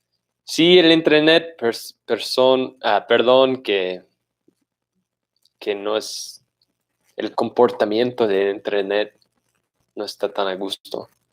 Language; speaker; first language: Spanish; non-native, fluent; English